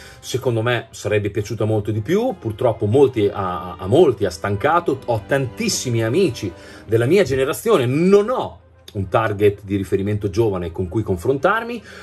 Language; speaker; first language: Italian; native; Italian